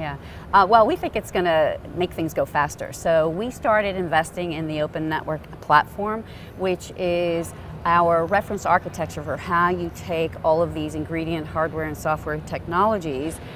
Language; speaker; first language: English; native; English